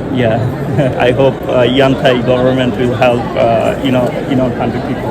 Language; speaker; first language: English; non-native, local second language; Bangla